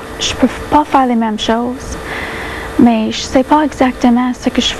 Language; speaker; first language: French; non-native, local second language; English